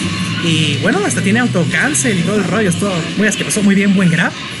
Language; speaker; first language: Spanish; native; Spanish